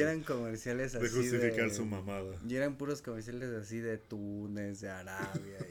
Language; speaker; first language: Spanish; native; Spanish